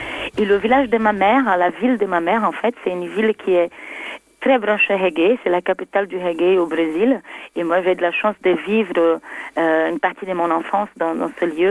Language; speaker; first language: French; non-native, fluent; Portuguese